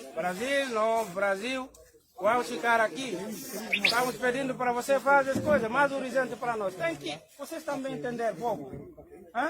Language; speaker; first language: Portuguese; non-native, learner; Haitian Creole